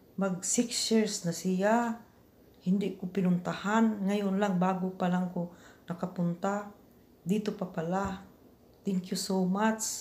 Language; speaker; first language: Filipino; non-native, local second language; Cebuano